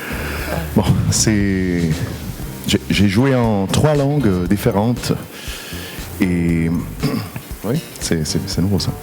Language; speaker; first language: French; non-native, fluent; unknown